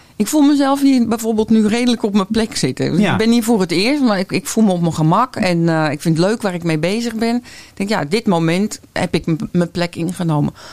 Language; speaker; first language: Dutch; native; Dutch